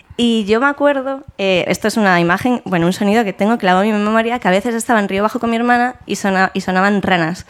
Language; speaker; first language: Spanish; native; Spanish